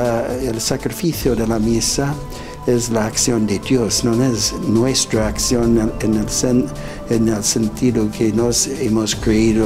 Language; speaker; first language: Spanish; non-native, fluent; English